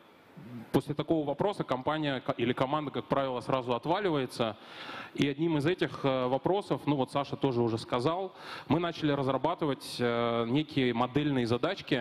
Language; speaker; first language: Russian; native; Russian